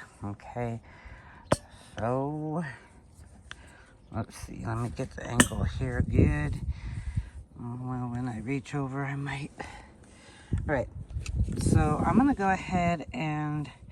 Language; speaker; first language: English; native; English